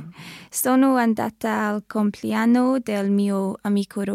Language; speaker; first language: Italian; non-native, learner; English